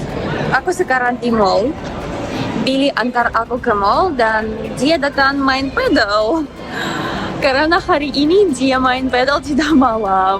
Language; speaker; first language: Indonesian; non-native, learner; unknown